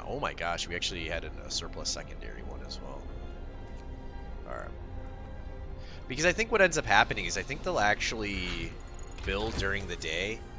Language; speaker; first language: English; native; English